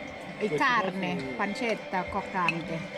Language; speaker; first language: Italian; non-native, learner; Thai